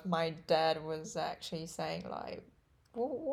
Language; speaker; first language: English; non-native, fluent; Chinese